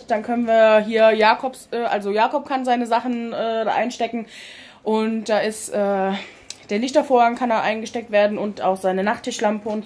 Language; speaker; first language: German; native; German